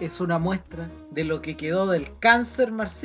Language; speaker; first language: Spanish; native; Spanish